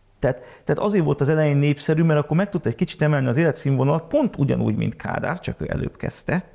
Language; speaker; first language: Hungarian; early bilingual, heritage; Hungarian